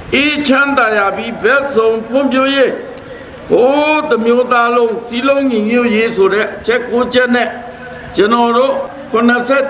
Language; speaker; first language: Burmese; non-native, local second language; Pa'o Karen